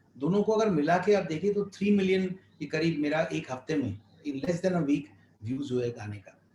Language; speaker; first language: Hindi; non-native, local second language; Bangla